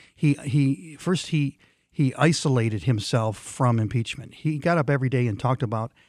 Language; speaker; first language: English; non-native, fluent; Swedish